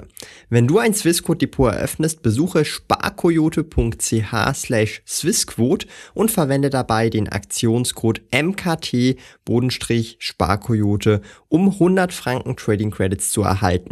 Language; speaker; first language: German; native; German